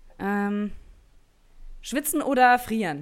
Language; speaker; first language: German; native; German